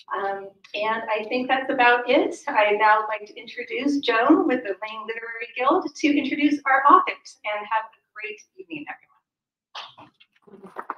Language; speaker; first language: English; native; English